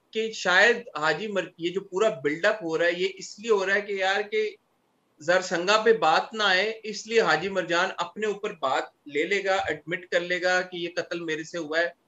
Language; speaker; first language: Urdu; non-native, local second language; Punjabi